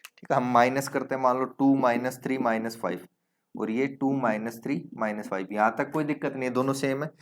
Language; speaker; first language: Hindi; native; Hindi